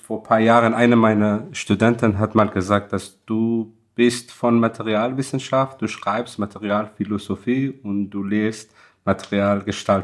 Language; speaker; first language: German; non-native, fluent; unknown